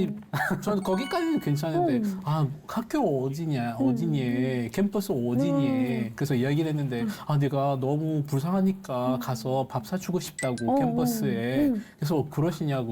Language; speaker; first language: Korean; non-native, fluent; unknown